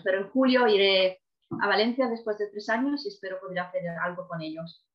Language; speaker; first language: Spanish; non-native, fluent; Italian